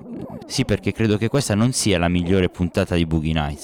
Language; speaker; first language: Italian; native; Italian